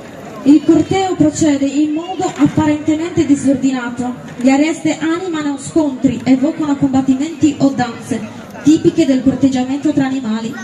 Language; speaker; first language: Italian; native; Italian